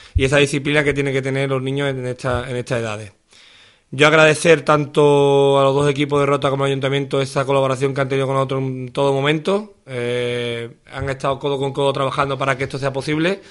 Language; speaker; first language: Spanish; native; Spanish